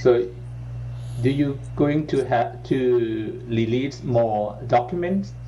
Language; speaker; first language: English; non-native, learner; Thai